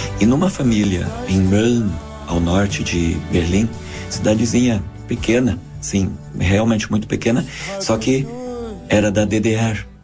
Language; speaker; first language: Portuguese; non-native, local second language; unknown